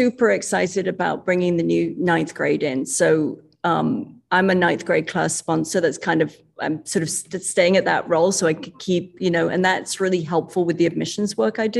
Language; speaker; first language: English; native; English